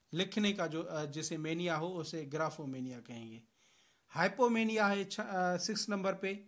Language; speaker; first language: Urdu; non-native, local second language; Sindhi